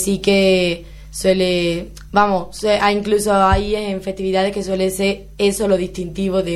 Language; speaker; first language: Spanish; native; Spanish